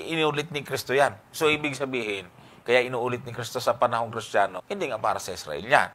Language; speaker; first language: Filipino; non-native, local second language; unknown